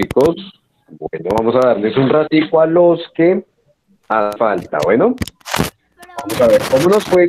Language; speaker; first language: Spanish; native; Spanish